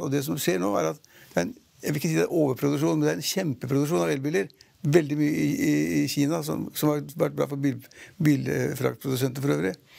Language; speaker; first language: Norwegian; native; Norwegian